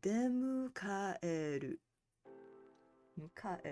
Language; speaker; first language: Japanese; non-native, learner; English